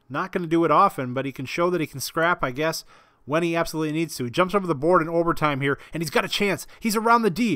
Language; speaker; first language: English; native; English